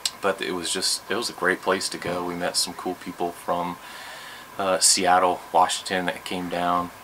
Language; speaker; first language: English; native; English